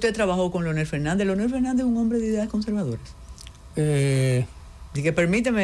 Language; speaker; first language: Spanish; native; Spanish